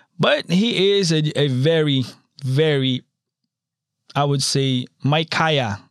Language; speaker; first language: English; non-native, local second language; Filipino